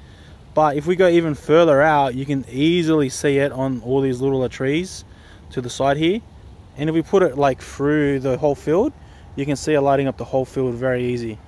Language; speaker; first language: English; native; English